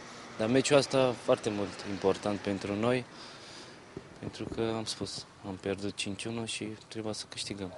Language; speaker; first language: Romanian; non-native, learner; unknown